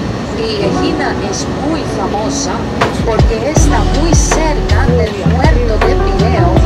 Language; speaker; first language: Spanish; non-native, learner; Greek